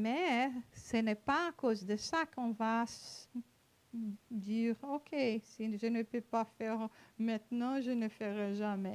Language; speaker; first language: French; non-native, fluent; Portuguese